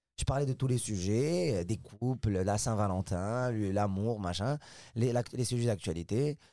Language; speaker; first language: French; non-native, local second language; Arabic